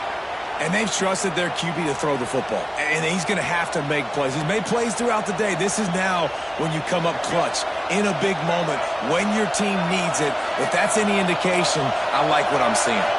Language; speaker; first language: English; native; English